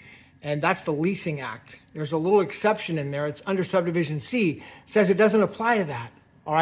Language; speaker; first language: English; native; English